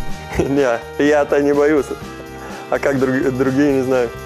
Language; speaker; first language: Russian; non-native, fluent; Lithuanian